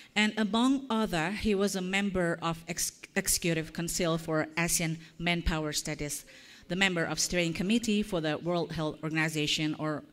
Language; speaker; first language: English; non-native, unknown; Indonesian